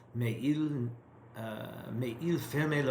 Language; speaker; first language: French; non-native, learner; English